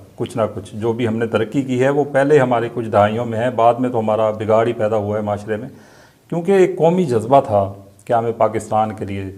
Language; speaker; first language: Urdu; non-native, local second language; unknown